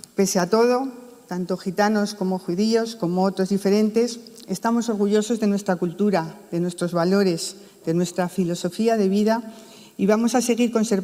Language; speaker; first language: Spanish; native; Spanish